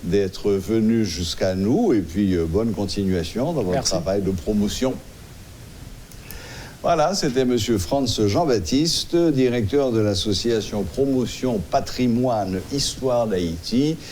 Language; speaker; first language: French; non-native, local second language; Haitian Creole